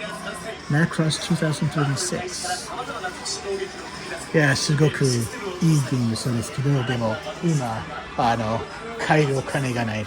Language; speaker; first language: Japanese; non-native, fluent; English